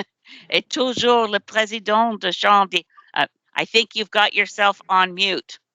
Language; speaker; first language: French; non-native, learner; English